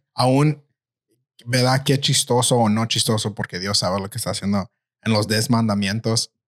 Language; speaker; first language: Spanish; early bilingual, heritage; Spanish